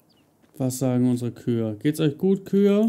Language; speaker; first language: German; native; German